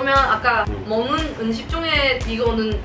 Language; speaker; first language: Korean; non-native, fluent; Cantonese